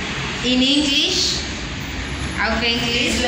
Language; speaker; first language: German; non-native, learner; English